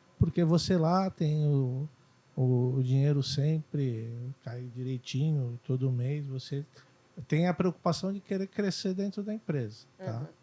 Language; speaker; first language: Portuguese; native; Portuguese